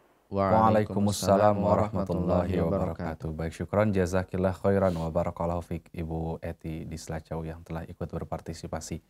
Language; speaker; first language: Indonesian; native; Indonesian